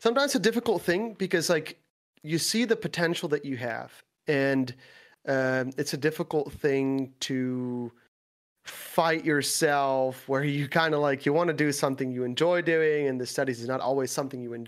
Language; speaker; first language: English; non-native, fluent; Dutch